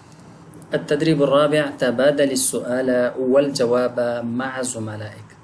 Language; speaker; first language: Arabic; non-native, fluent; Pashto